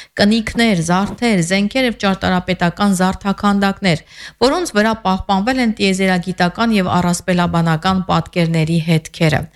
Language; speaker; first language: Armenian; native; Armenian